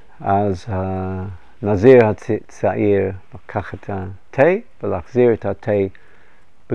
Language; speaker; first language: Hebrew; non-native, fluent; English